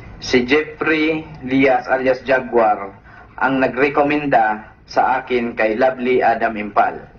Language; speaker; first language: Filipino; non-native, local second language; Cebuano